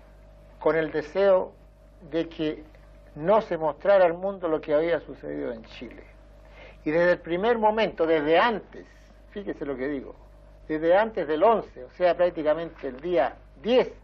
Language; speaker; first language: Spanish; native; Spanish